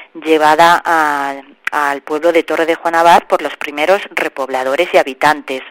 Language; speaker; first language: Spanish; native; Spanish